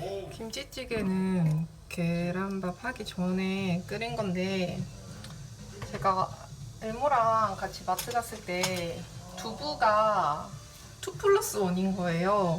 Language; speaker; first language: Korean; native; Korean